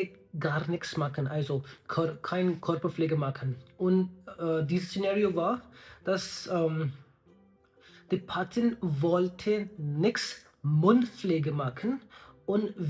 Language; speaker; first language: German; non-native, learner; Hindi